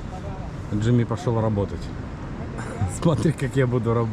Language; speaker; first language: Russian; native; Russian